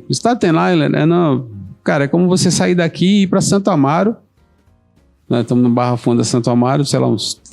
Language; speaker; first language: Portuguese; native; Portuguese